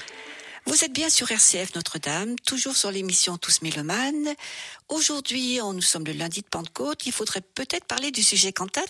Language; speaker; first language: French; native; French